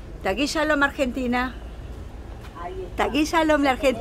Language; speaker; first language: Hebrew; non-native, learner; Spanish